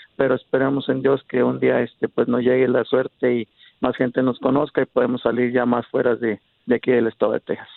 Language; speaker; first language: Spanish; native; Spanish